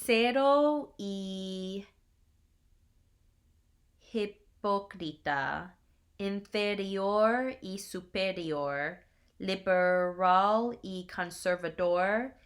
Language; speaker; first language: Spanish; non-native, learner; English